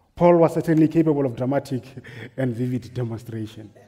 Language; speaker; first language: English; non-native, local second language; Northern Sotho